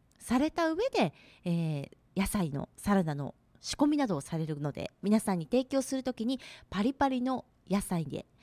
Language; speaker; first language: Japanese; native; Japanese